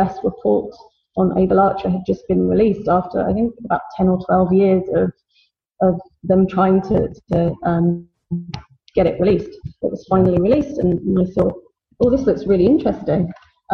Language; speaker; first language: English; native; English